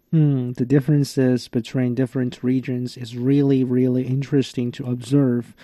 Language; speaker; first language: English; non-native, fluent; Chinese